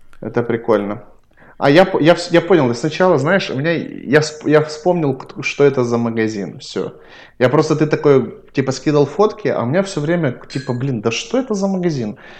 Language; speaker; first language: Russian; native; Russian